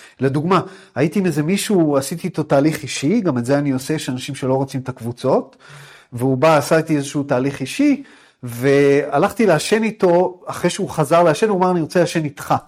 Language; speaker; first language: Hebrew; native; Hebrew